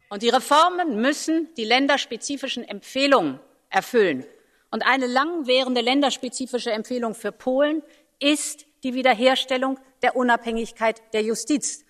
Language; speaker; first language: German; native; German